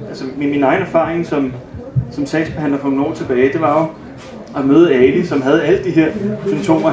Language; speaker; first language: Danish; native; Danish